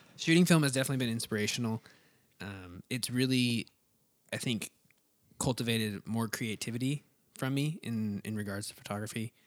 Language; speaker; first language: English; native; English